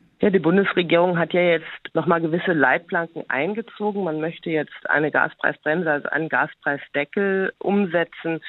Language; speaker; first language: German; native; German